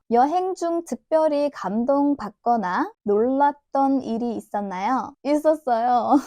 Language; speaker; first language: Korean; non-native, fluent; Turkish